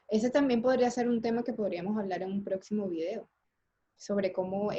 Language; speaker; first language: Spanish; native; Spanish